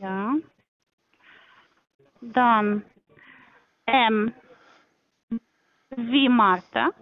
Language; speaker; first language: German; non-native, learner; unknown